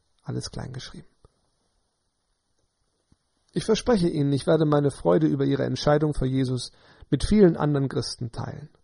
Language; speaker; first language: German; native; German